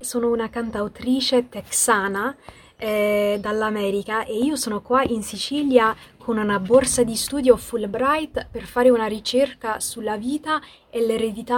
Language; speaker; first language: Italian; non-native, fluent; English